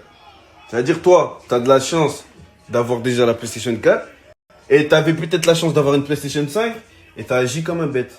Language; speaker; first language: French; native; French